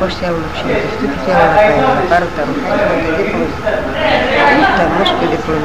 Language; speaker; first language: Greek; native; Greek